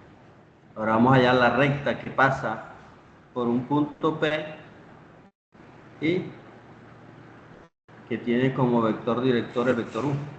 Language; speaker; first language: Spanish; native; Spanish